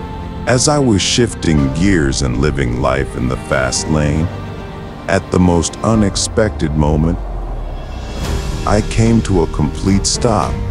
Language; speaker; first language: English; non-native, fluent; Czech